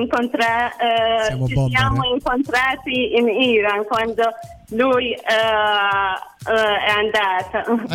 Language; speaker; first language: Italian; non-native, learner; Persian